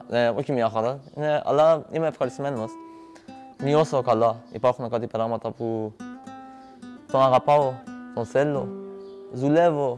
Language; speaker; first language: Greek; non-native, learner; Persian